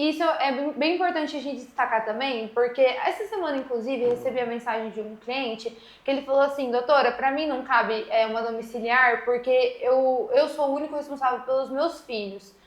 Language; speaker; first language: Portuguese; native; Portuguese